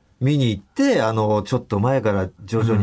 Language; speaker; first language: Japanese; native; Japanese